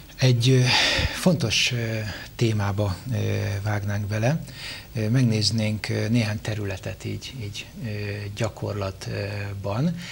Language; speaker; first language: Hungarian; native; Hungarian